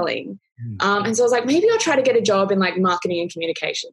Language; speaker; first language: English; native; English